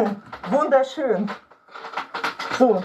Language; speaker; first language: German; non-native, fluent; Russian